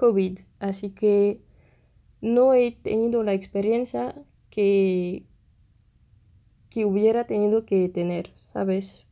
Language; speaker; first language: Spanish; non-native, fluent; French